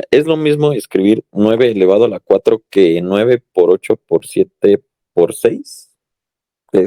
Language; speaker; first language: Spanish; native; Spanish